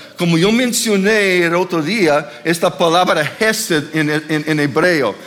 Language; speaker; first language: Spanish; non-native, fluent; English